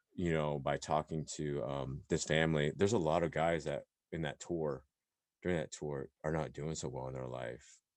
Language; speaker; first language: English; native; English